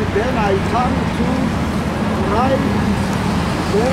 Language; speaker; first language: English; non-native, learner; Amharic